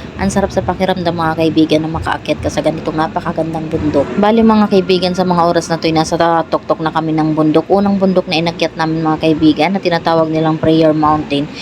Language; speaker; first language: Filipino; non-native, local second language; Bikol